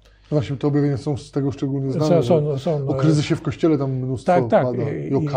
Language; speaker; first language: Polish; native; Polish